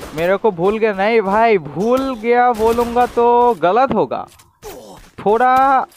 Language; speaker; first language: Hindi; non-native, local second language; Bangla